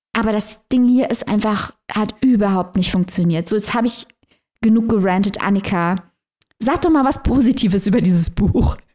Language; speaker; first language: German; native; German